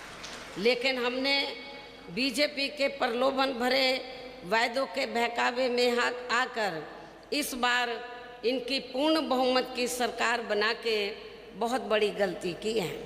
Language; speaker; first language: Hindi; native; Hindi